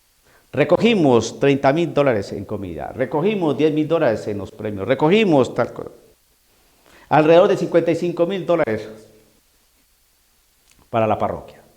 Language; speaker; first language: Spanish; native; Spanish